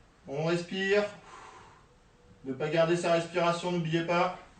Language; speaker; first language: French; native; French